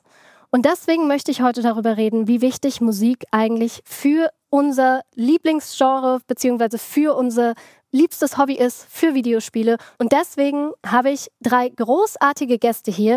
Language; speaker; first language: German; native; German